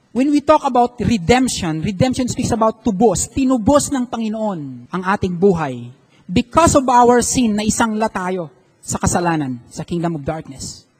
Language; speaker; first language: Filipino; non-native, local second language; Iloko